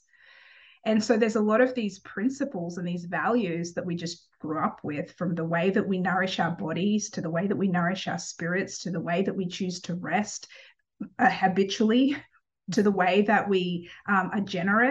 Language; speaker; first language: English; native; English